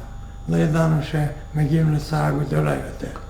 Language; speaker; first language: Hebrew; non-native, fluent; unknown